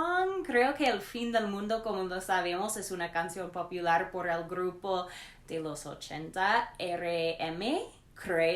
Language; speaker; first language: Spanish; non-native, learner; English